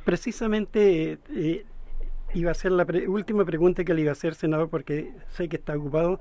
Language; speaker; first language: Spanish; native; Spanish